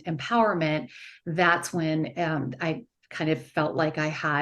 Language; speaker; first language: English; native; English